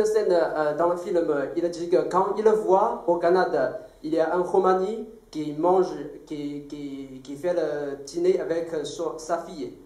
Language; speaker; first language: French; non-native, fluent; Chinese